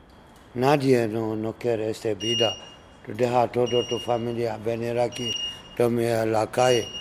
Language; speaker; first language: Spanish; non-native, learner; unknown